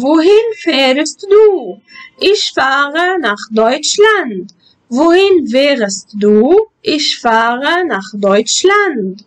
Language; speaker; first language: German; non-native, fluent; Arabic